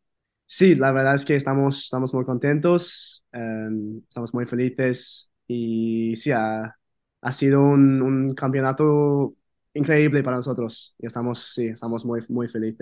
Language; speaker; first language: Spanish; non-native, fluent; English